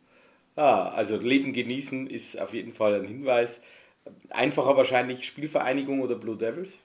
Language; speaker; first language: German; native; German